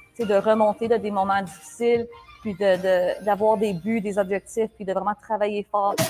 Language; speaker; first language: French; early bilingual, heritage; French